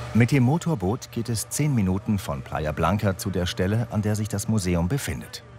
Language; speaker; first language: German; native; German